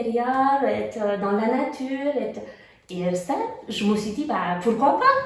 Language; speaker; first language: French; non-native, fluent; Romanian